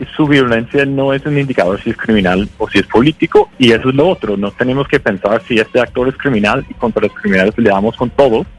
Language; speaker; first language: Spanish; non-native, fluent; English